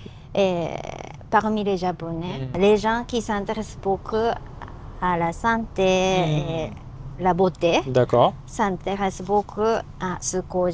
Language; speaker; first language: French; non-native, learner; Japanese